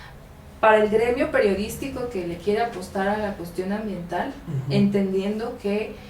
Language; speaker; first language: Spanish; native; Spanish